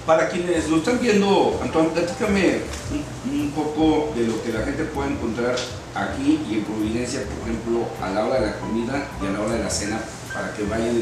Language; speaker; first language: Spanish; native; Spanish